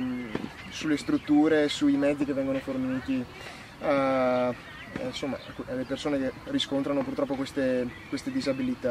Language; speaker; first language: Italian; native; Italian